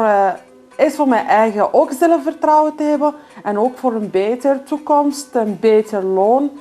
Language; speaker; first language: Dutch; non-native, fluent; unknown